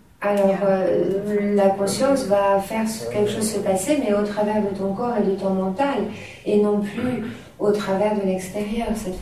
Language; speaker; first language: French; native; French